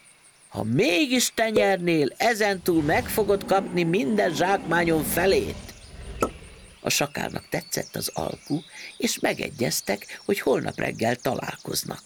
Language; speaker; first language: Hungarian; native; Hungarian